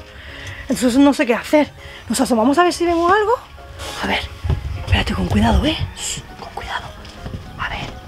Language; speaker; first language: Spanish; native; Spanish